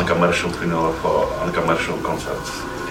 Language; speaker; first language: English; non-native, learner; Russian